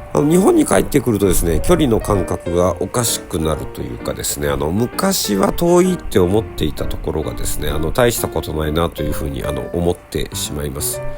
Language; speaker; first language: Japanese; native; Japanese